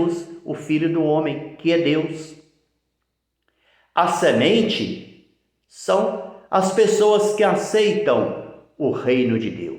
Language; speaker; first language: Portuguese; native; Portuguese